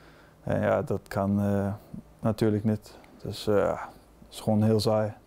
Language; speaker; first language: Dutch; non-native, fluent; Danish